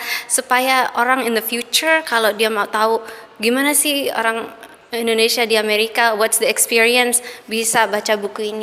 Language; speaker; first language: Indonesian; early bilingual, heritage; Indonesian